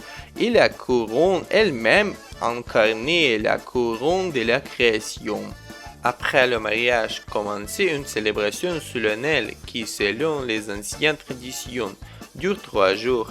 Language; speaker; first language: French; non-native, fluent; Ukrainian